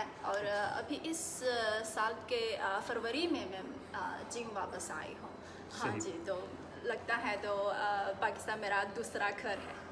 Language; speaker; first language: Hindi; non-native, fluent; Chinese